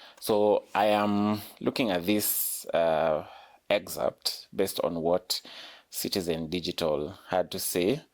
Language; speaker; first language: English; non-native, local second language; Swahili